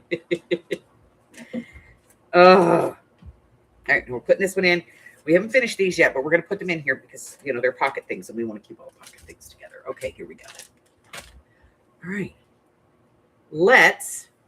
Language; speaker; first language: English; native; English